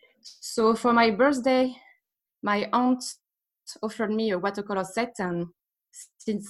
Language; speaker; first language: English; non-native, fluent; French